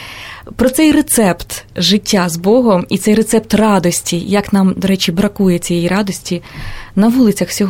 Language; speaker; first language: Ukrainian; native; Ukrainian